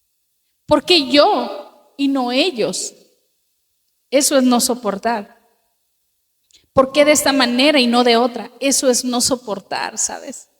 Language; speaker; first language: Spanish; native; Spanish